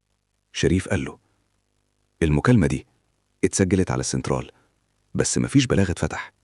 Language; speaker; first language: Arabic; native; Arabic